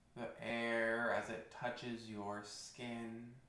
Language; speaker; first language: English; native; English